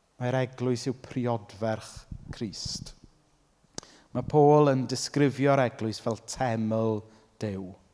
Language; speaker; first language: Welsh; native; Welsh